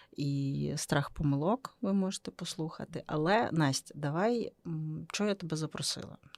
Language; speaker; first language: Ukrainian; native; Ukrainian